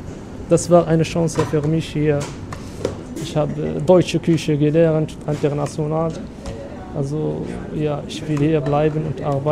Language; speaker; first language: German; non-native, learner; Arabic